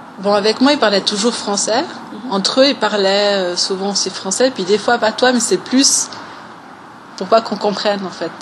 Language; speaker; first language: French; native; French